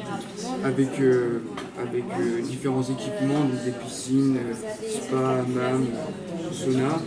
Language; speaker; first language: French; native; French